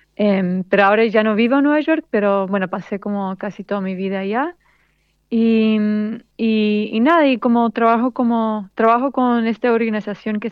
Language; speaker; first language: Spanish; early bilingual, heritage; Spanish